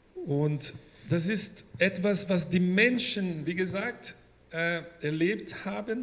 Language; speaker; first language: German; non-native, fluent; Portuguese